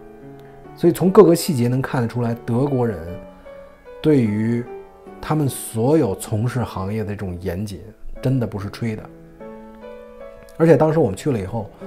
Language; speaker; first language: Chinese; native; Chinese